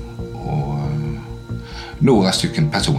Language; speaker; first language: Swedish; native; Swedish